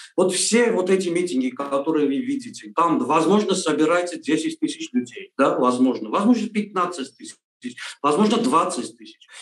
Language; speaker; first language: Russian; non-native, local second language; Armenian